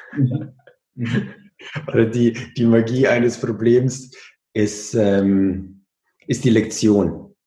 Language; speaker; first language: German; early bilingual, other home language; Italian